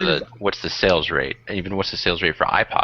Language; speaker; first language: English; native; English